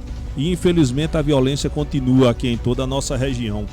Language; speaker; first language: Portuguese; native; Portuguese